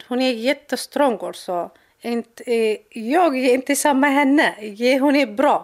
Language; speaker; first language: Swedish; non-native, learner; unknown